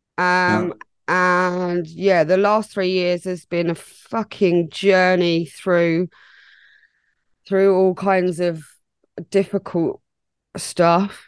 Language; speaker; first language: English; native; English